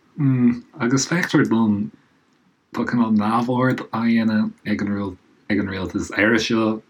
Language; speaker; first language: Irish; non-native, local second language; English